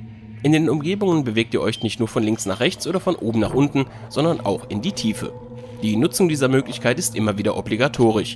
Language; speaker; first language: German; native; German